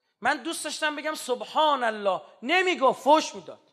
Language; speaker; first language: Persian; native; Persian